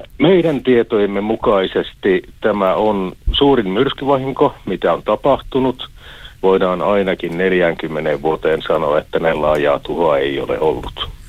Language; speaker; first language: Finnish; native; Finnish